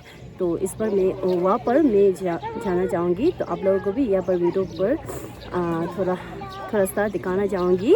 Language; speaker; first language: Hindi; non-native, local second language; Tibetan